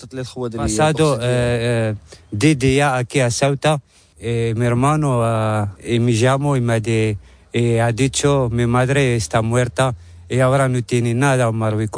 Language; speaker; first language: Spanish; non-native, learner; Arabic